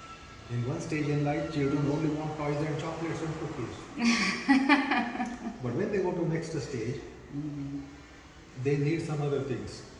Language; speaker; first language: English; non-native, fluent; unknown